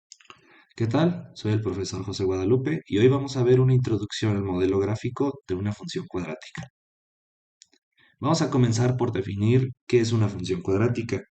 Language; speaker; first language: Spanish; native; Spanish